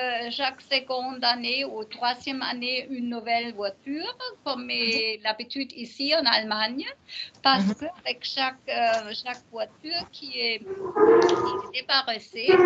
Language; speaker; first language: French; non-native, learner; German